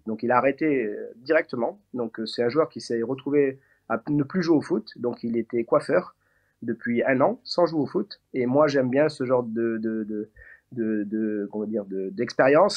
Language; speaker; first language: French; native; French